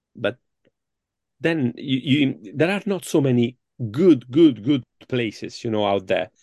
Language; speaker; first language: English; non-native, fluent; Italian